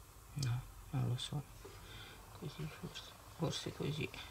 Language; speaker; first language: Italian; native; Italian